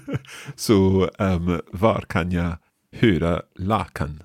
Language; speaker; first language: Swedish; non-native, learner; English